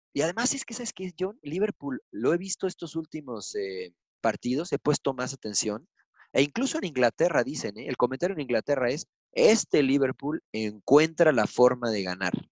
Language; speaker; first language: Spanish; early bilingual, heritage; Spanish